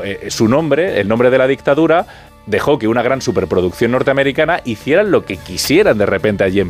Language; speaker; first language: Spanish; native; Spanish